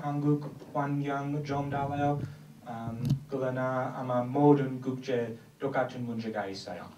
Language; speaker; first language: Korean; non-native, learner; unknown